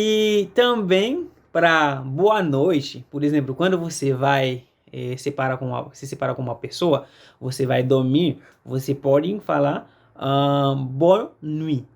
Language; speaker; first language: Portuguese; non-native, fluent; Haitian Creole